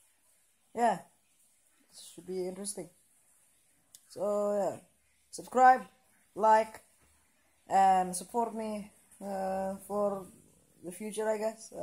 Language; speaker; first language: English; non-native, local second language; Indonesian